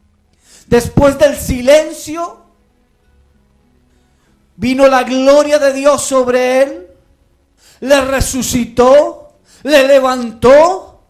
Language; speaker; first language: Spanish; native; Spanish